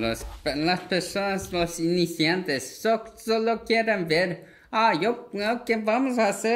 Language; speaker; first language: Spanish; non-native, fluent; Korean